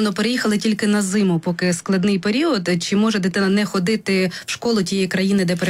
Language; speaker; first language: Ukrainian; native; Ukrainian